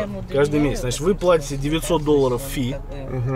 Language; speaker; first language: Russian; native; Russian